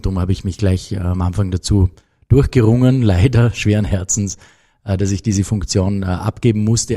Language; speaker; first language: German; native; German